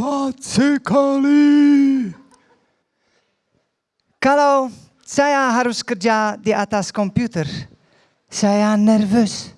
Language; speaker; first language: Indonesian; non-native, fluent; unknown